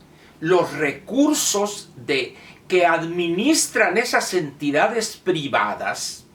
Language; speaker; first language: Spanish; native; Spanish